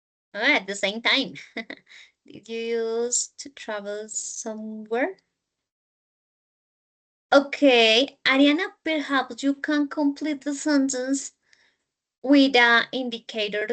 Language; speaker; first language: English; non-native, learner; Spanish